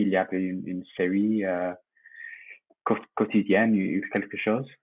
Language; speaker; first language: French; non-native, fluent; English